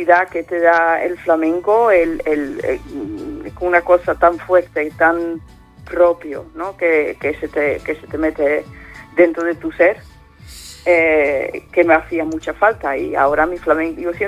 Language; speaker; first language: Spanish; non-native, fluent; Dutch